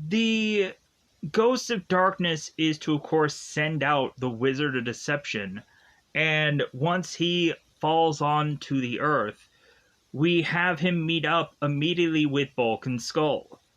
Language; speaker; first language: English; native; English